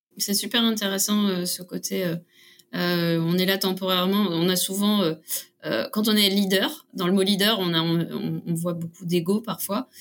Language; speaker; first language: French; native; French